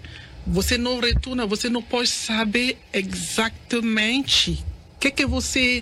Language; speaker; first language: Portuguese; non-native, learner; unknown